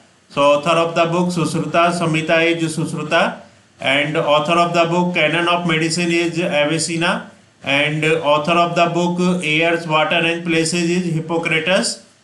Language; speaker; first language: English; non-native, local second language; Hindi